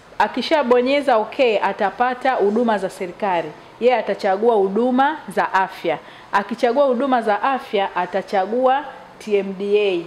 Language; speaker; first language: Swahili; native; Swahili